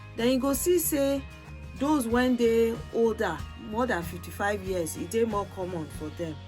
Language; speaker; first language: Nigerian Pidgin; non-native, local second language; Yoruba